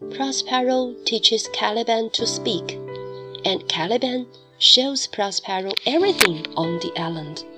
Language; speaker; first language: English; non-native, fluent; Chinese